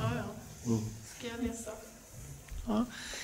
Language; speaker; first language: Swedish; early bilingual, other home language; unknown